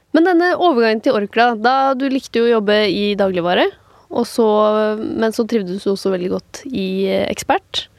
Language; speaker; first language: Norwegian; native; Norwegian